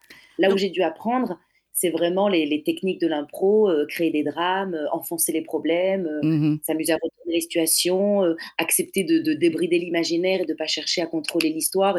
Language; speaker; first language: French; native; French